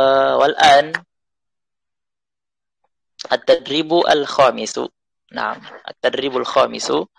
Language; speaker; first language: Arabic; non-native, fluent; Indonesian